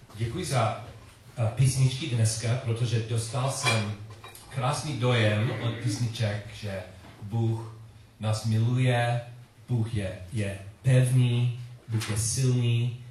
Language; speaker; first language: Czech; non-native, learner; English